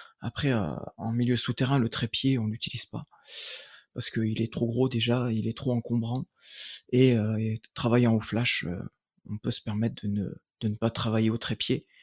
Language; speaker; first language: French; native; French